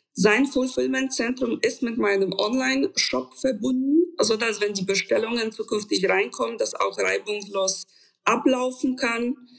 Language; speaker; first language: German; non-native, fluent; Polish